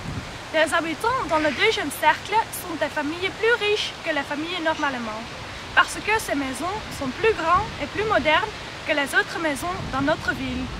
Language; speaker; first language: French; non-native, learner; Dutch